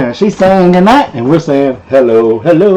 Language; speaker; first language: English; native; English